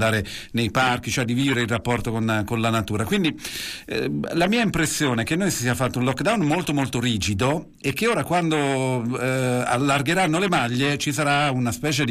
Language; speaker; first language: Italian; native; Italian